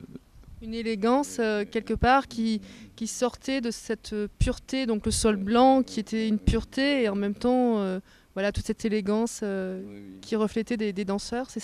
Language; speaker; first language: French; native; French